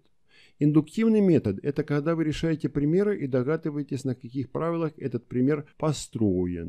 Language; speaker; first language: Russian; native; Russian